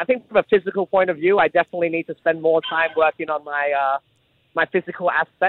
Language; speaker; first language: English; native; English